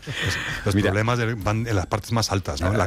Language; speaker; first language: Spanish; native; Spanish